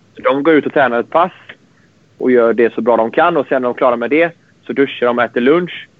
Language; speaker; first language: Swedish; native; Swedish